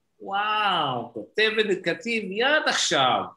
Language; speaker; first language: Hebrew; non-native, fluent; Indonesian